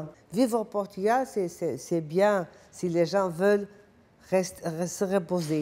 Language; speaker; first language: French; non-native, fluent; Portuguese